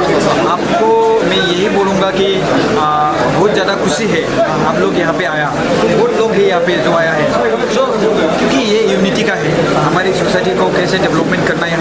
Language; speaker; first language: Hindi; non-native, local second language; Bodo